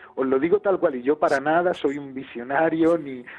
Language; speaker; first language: Spanish; native; Spanish